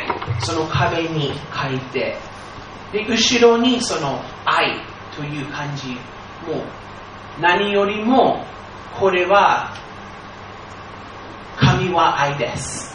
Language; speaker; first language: Japanese; non-native, fluent; English